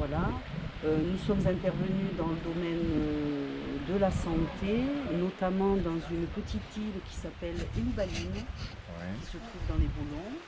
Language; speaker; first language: French; native; French